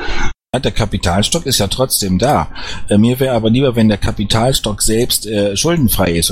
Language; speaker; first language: German; native; German